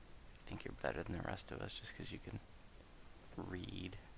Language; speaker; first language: English; native; English